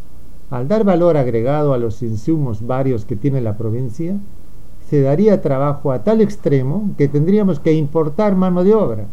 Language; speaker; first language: Spanish; native; Spanish